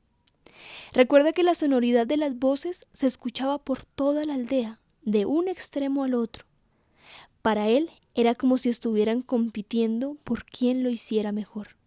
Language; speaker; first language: Spanish; native; Spanish